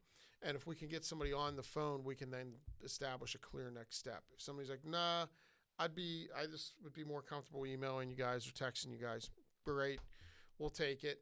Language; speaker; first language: English; native; English